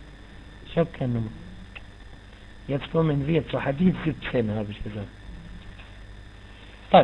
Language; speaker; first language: German; non-native, fluent; Arabic